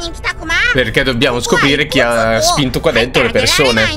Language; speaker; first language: Italian; native; Italian